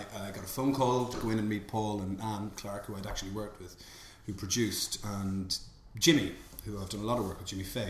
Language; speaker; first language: English; native; English